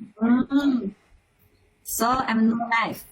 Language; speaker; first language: English; non-native, learner; Thai